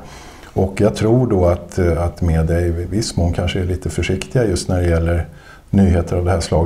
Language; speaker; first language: Swedish; native; Swedish